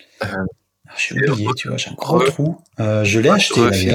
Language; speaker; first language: French; native; French